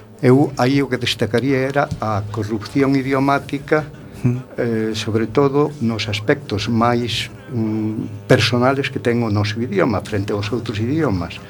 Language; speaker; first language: Galician; native; Galician